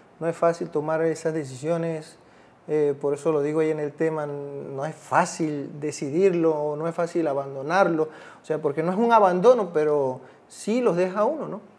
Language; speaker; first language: Spanish; native; Spanish